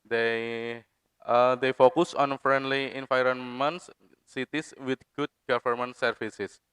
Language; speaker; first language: English; non-native, fluent; Indonesian